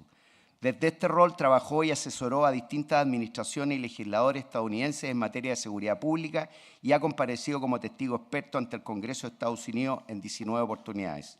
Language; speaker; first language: Spanish; native; Spanish